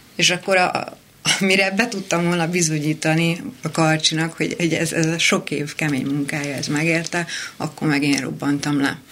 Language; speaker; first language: Hungarian; native; Hungarian